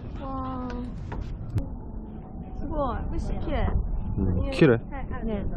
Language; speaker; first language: Korean; non-native, learner; Japanese